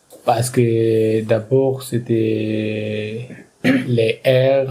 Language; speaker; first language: French; non-native, learner; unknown